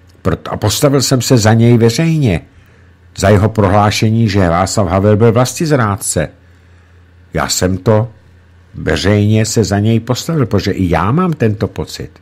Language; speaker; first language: Czech; native; Czech